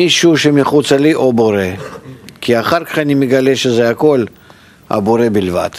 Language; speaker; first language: Hebrew; non-native, fluent; Russian